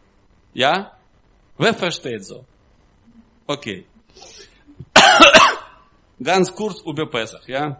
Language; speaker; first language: German; non-native, learner; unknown